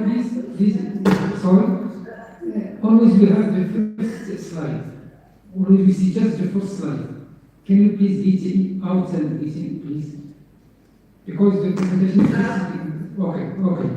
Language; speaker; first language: English; non-native, fluent; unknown